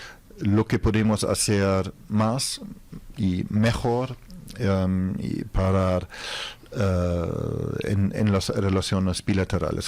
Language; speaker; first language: Spanish; non-native, fluent; German